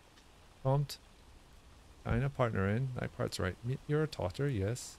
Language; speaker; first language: German; non-native, learner; English